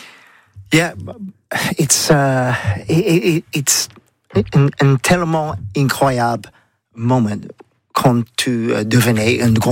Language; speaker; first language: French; non-native, learner; English